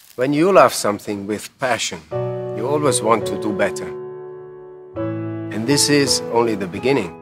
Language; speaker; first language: English; non-native, fluent; German